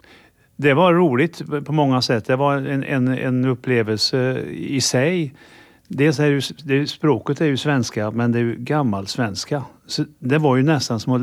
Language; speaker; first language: Swedish; native; Swedish